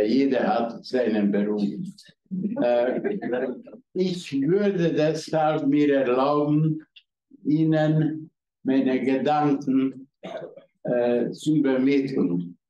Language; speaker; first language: German; non-native, fluent; Hungarian